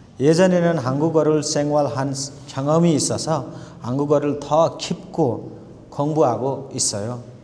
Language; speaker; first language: Korean; non-native, fluent; Nepali